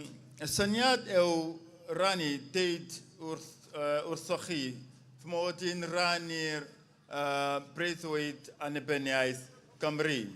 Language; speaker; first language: Welsh; non-native, fluent; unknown